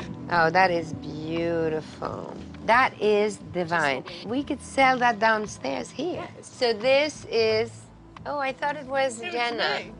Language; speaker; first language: English; non-native, fluent; French